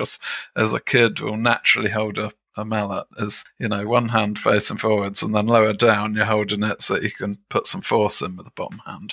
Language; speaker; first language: English; native; English